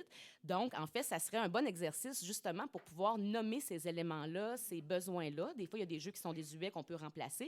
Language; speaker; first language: French; native; French